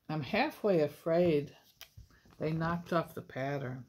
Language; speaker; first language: English; native; English